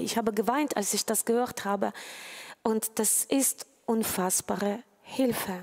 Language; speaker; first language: German; non-native, fluent; Ukrainian